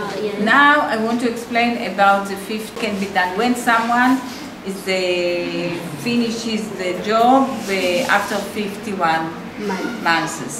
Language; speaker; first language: English; non-native, fluent; Hebrew